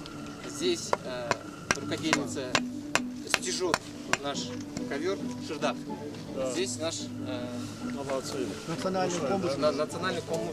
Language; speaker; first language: Russian; non-native, local second language; Kyrgyz